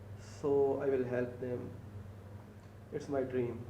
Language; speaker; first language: English; non-native, learner; Urdu